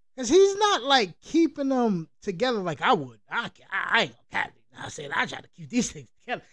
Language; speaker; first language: English; native; English